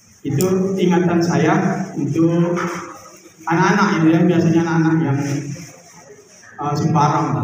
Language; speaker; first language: Indonesian; native; Indonesian